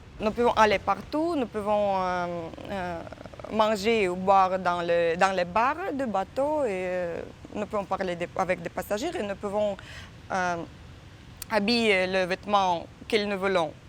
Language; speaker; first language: French; non-native, learner; Russian